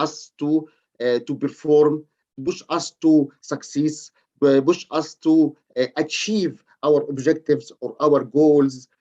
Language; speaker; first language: English; non-native, learner; Arabic